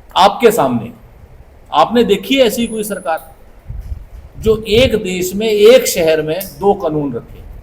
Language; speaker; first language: Hindi; native; Hindi